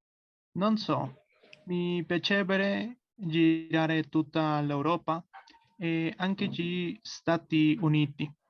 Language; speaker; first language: Italian; non-native, learner; Spanish